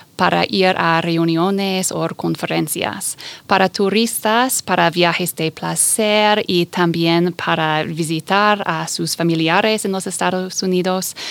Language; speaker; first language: Spanish; non-native, fluent; English